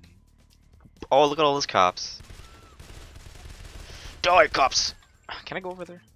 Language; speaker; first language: English; non-native, fluent; Swedish